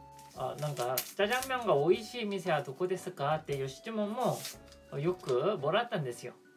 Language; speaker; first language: Japanese; non-native, fluent; Korean